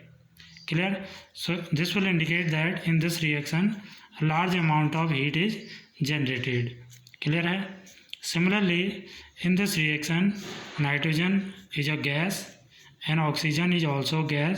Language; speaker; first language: English; non-native, local second language; Hindi